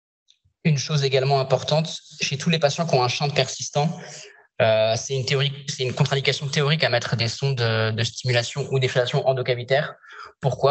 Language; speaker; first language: French; native; French